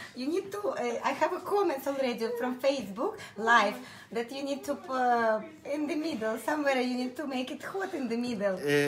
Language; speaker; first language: English; non-native, learner; Russian